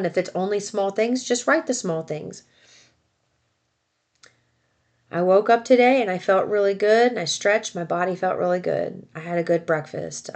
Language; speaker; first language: English; native; English